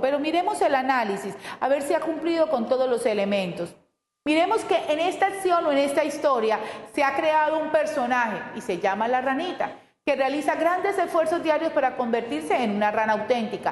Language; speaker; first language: Spanish; native; Spanish